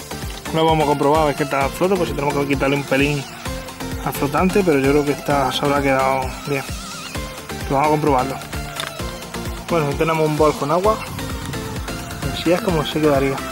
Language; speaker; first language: Spanish; native; Spanish